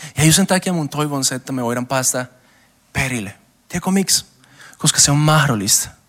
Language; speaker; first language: Finnish; non-native, learner; Spanish